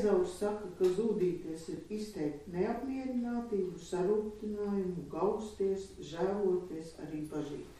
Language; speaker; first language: Latvian; native; Latvian